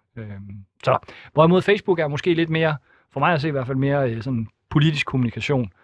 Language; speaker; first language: Danish; native; Danish